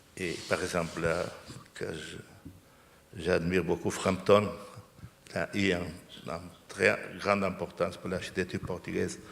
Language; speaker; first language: French; non-native, fluent; Portuguese